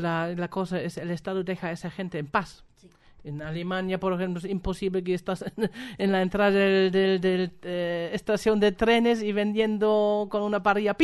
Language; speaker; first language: Spanish; non-native, fluent; German